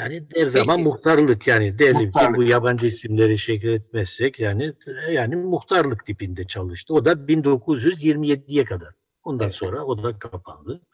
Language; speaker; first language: Turkish; non-native, local second language; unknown